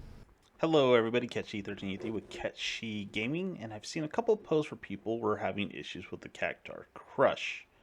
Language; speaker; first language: English; native; English